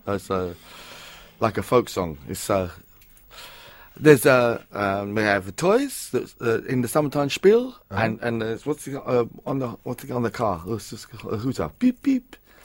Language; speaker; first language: English; native; English